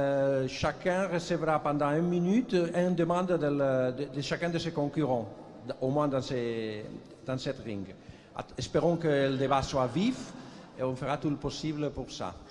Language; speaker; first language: French; non-native, fluent; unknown